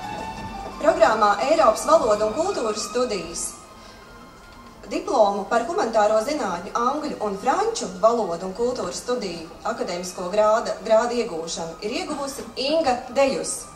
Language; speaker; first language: Latvian; native; Latvian